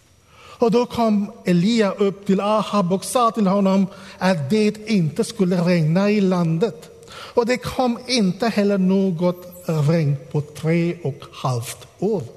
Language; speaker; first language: Swedish; non-native, fluent; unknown